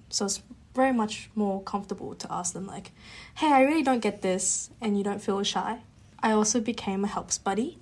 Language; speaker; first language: English; native; English